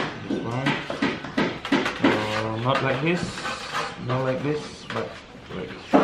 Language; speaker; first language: English; non-native, learner; Balinese